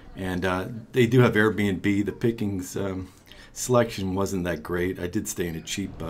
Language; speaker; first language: English; native; English